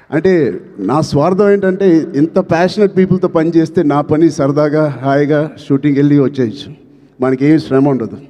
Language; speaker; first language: Telugu; native; Telugu